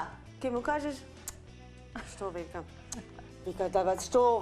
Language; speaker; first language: Macedonian; non-native, learner; Filipino